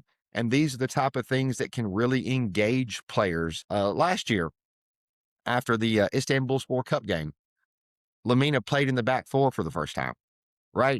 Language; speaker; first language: English; native; English